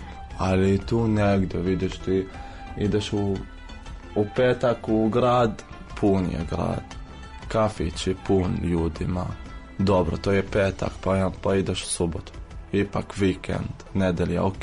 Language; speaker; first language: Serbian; non-native, fluent; Arabic